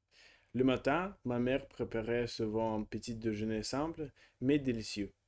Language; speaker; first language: French; non-native, learner; Russian